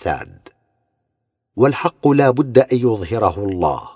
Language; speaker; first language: Arabic; native; Arabic